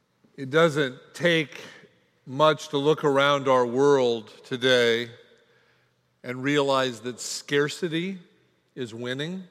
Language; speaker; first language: English; native; English